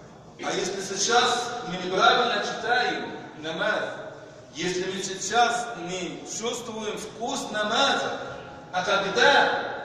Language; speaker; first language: Russian; non-native, fluent; Arabic